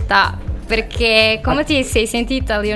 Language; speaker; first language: Italian; non-native, learner; Portuguese